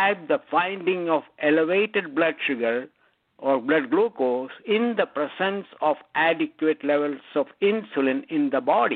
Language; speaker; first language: English; non-native, local second language; Malayalam